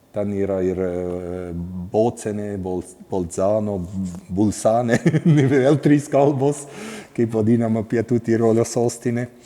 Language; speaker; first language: Lithuanian; non-native, fluent; Swiss German